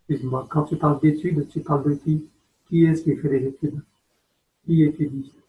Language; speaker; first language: French; native; French